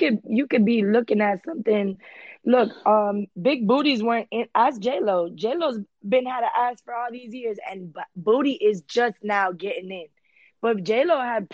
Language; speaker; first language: English; early bilingual, other home language; Spanish